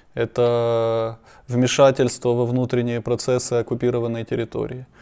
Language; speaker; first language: Russian; non-native, local second language; Ukrainian